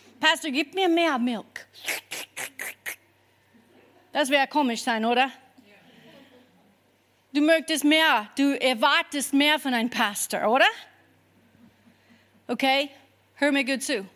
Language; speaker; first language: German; non-native, fluent; English